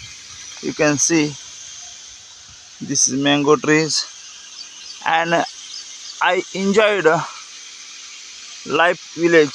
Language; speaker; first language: English; non-native, learner; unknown